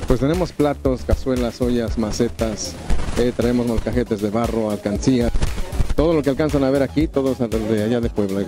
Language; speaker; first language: Spanish; native; Spanish